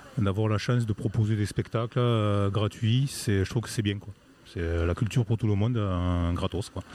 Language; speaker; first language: French; native; French